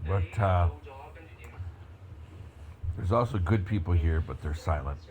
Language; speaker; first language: English; native; English